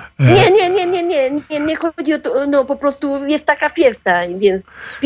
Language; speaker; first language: Polish; non-native, learner; Spanish